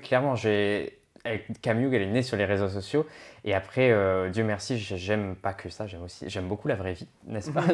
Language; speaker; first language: French; native; French